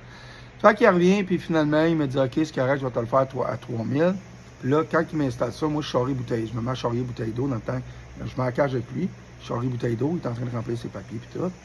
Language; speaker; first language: French; native; French